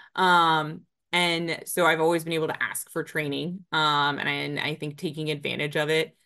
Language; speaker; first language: English; native; English